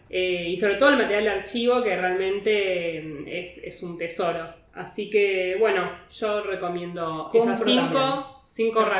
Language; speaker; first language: Spanish; native; Spanish